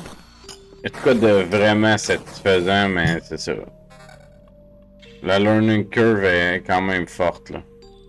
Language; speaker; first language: French; native; French